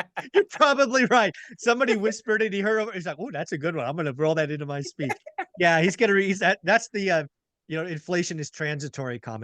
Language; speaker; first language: English; native; English